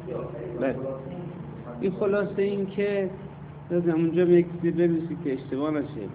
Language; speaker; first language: Persian; native; Persian